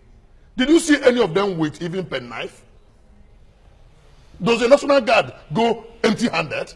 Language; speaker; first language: English; non-native, local second language; Igbo